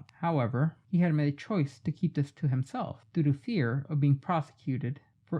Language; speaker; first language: English; native; English